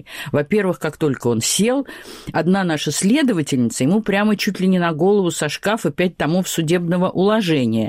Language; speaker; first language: Russian; native; Russian